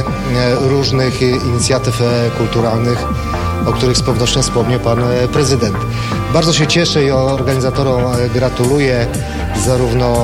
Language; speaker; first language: Polish; native; Polish